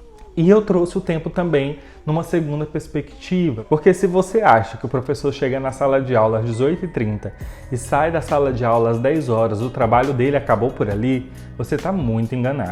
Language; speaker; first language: Portuguese; native; Portuguese